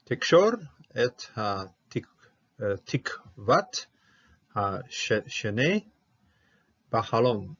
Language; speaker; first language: Hebrew; non-native, fluent; English